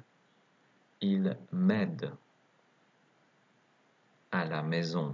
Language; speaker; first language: French; native; French